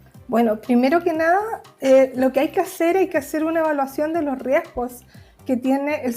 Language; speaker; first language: Spanish; native; Spanish